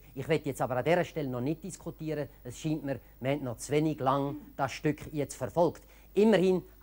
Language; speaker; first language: German; native; German